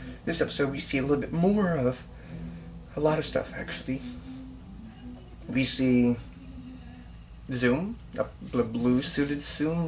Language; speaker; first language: English; native; English